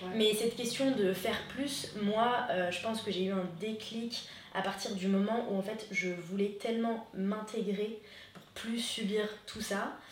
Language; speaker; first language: French; non-native, local second language; Arabic